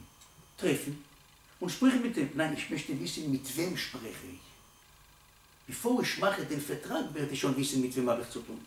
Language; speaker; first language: German; non-native, learner; Hebrew